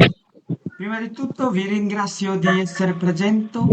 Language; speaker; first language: Italian; non-native, fluent; Bangla